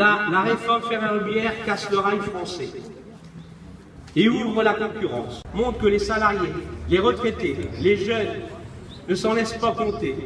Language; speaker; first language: French; native; French